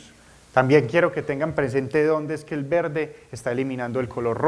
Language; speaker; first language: Spanish; native; Spanish